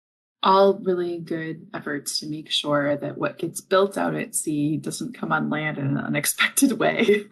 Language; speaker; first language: English; native; English